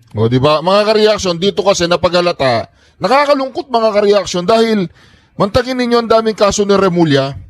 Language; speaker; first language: Filipino; native; Filipino